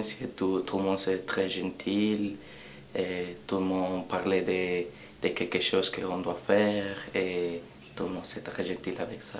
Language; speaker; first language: French; non-native, learner; Spanish